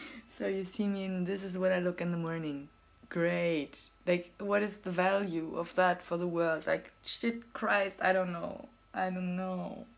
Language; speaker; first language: English; non-native, fluent; German